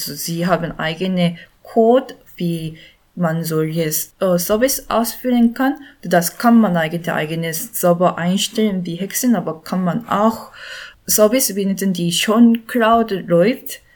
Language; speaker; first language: German; non-native, learner; Korean